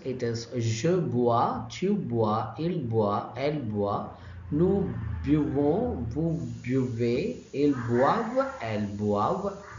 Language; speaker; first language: French; non-native, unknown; Tamil